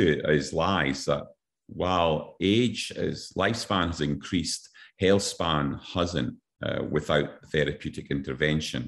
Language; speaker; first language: English; native; English